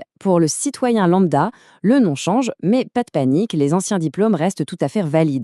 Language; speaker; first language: French; native; French